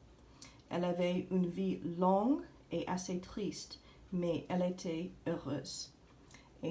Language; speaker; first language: French; non-native, fluent; English